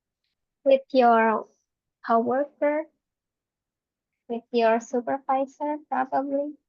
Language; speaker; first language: English; non-native, fluent; Indonesian